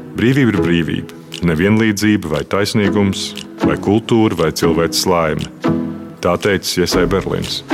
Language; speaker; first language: Latvian; early bilingual, heritage; Latvian